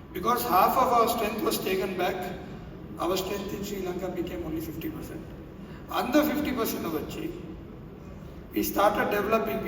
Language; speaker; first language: English; non-native, local second language; Tamil